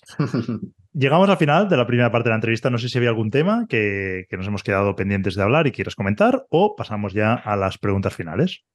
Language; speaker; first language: Spanish; native; Spanish